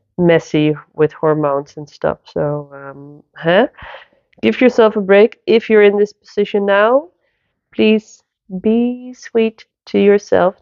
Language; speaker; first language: English; non-native, fluent; Dutch